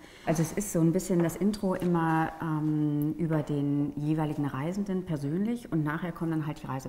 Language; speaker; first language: German; native; German